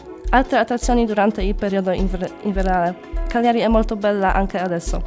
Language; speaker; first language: Italian; non-native, learner; Polish